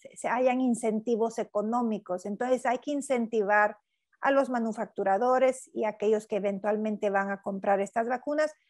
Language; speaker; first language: Spanish; native; Spanish